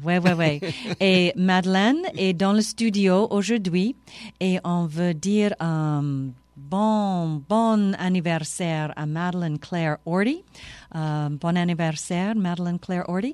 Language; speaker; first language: French; non-native, local second language; English